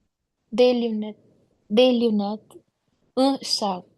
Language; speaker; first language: French; non-native, learner; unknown